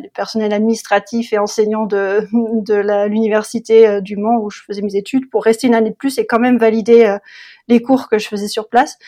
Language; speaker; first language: French; native; French